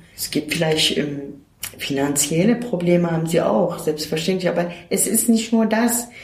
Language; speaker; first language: German; non-native, fluent; Turkish